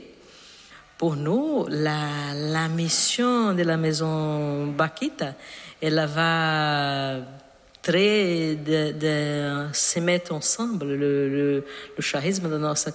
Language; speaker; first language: French; non-native, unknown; Portuguese